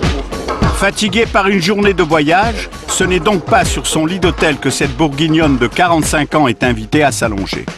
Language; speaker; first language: French; native; French